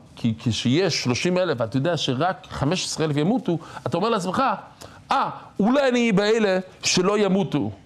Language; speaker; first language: Hebrew; non-native, fluent; English